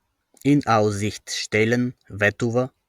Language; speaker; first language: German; non-native, fluent; Macedonian